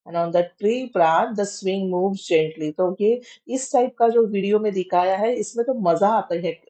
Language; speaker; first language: Hindi; non-native, local second language; Marathi